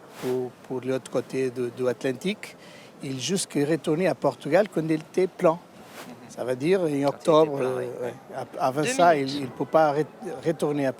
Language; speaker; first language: French; non-native, learner; Portuguese